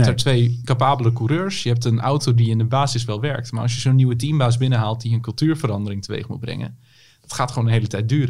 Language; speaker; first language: Dutch; native; Dutch